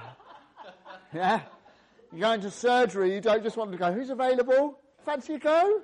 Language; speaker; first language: English; native; English